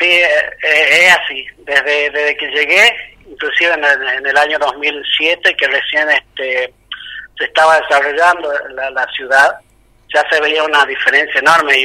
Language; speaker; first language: Spanish; native; Spanish